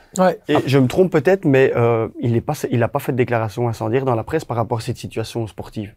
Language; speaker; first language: French; native; French